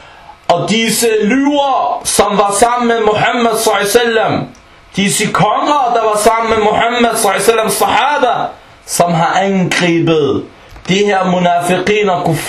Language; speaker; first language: Danish; early bilingual, other home language; Arabic